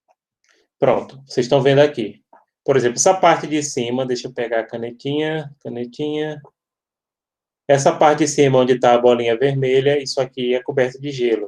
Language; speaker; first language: Portuguese; native; Portuguese